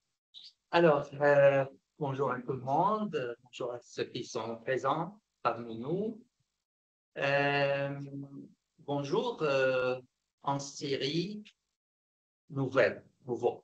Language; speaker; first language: French; non-native, fluent; Arabic